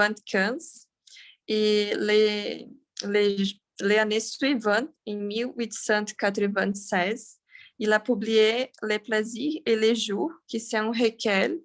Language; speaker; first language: French; non-native, learner; Portuguese